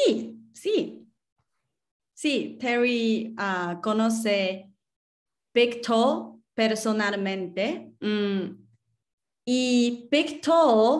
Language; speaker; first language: Spanish; non-native, learner; English